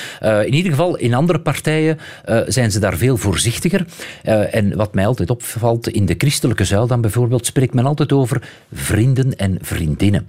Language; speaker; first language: Dutch; native; Dutch